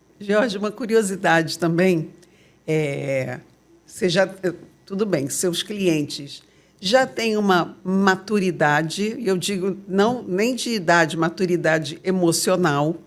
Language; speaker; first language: Portuguese; native; Portuguese